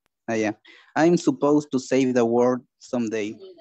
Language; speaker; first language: English; non-native, learner; Spanish